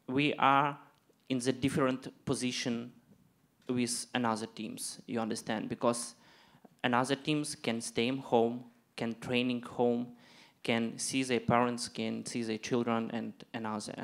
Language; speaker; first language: English; non-native, learner; Ukrainian